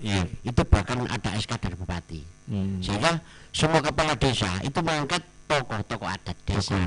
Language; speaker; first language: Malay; non-native, local second language; Javanese